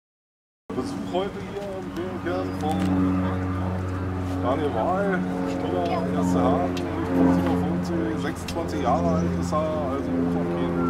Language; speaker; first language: German; native; German